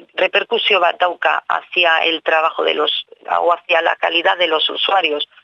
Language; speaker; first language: Spanish; native; Spanish